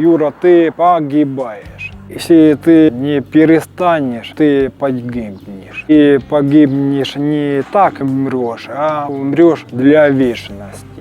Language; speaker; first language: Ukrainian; non-native, local second language; Russian